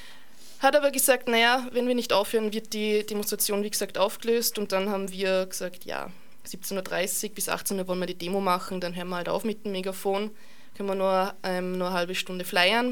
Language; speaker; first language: German; native; German